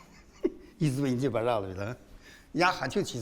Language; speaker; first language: Russian; non-native, learner; Chinese